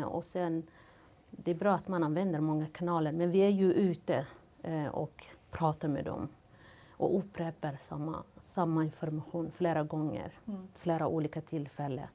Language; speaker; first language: Swedish; non-native, fluent; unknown